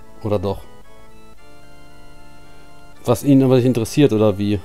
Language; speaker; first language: German; native; German